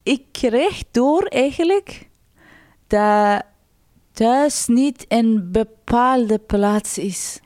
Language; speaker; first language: Dutch; non-native, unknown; Persian